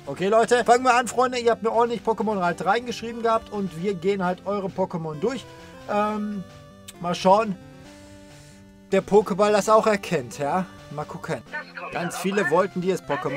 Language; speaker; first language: German; native; German